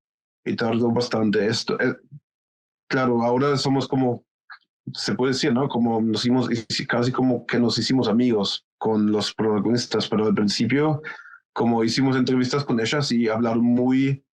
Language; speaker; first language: Spanish; non-native, fluent; German